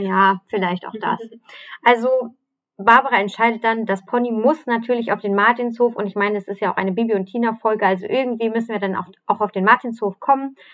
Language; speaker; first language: German; native; German